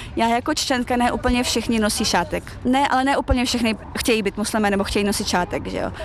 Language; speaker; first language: Czech; early bilingual, other home language; Chechen